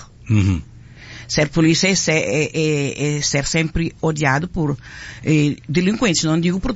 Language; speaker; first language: Portuguese; non-native, local second language; Kabuverdianu